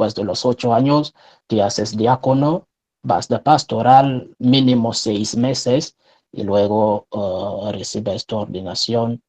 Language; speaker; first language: Spanish; non-native, fluent; French